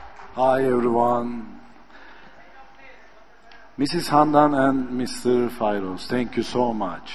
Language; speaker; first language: English; non-native, learner; Turkish